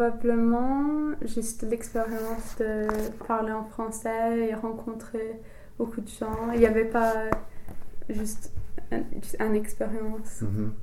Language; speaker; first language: French; non-native, learner; English